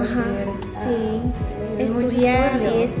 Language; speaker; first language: Spanish; non-native, learner; Vietnamese